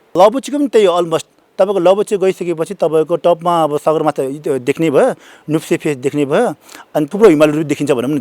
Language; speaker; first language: Nepali; non-native, local second language; Sherpa